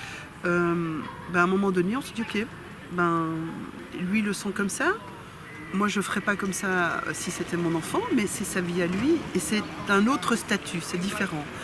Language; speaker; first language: French; native; French